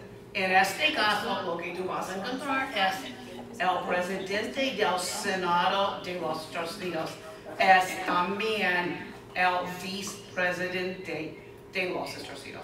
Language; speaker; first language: Spanish; non-native, fluent; English